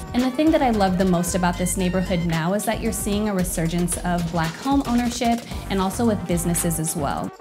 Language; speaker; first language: English; native; English